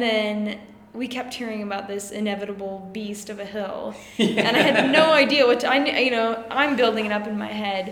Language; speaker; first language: English; native; English